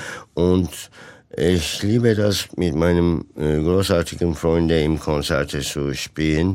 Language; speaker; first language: German; non-native, fluent; Turkish